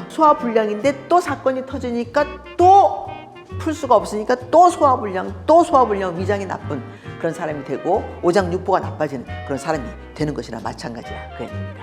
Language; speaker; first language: Korean; early bilingual, heritage; Korean